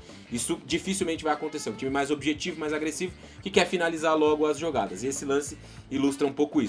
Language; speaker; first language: Portuguese; native; Portuguese